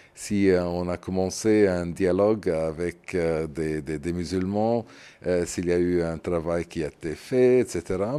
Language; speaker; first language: French; non-native, fluent; Arabic